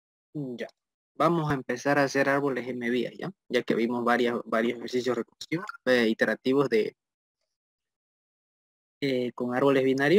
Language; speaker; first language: Spanish; native; Spanish